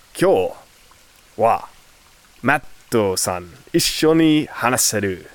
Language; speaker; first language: Japanese; non-native, learner; English